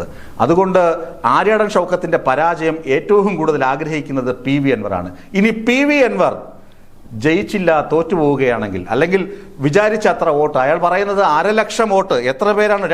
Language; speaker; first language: Malayalam; native; Malayalam